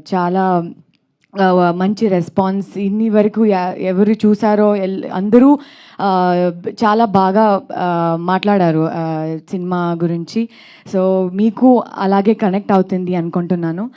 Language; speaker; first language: Telugu; non-native, local second language; Kannada